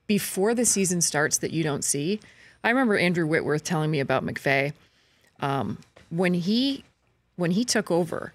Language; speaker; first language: English; native; English